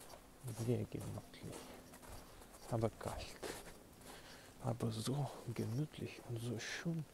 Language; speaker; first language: German; non-native, learner; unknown